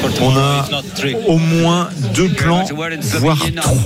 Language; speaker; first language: French; native; French